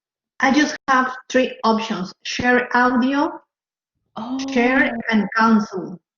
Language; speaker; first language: English; non-native, learner; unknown